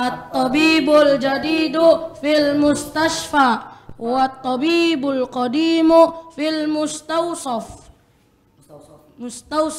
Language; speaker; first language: Arabic; non-native, learner; Indonesian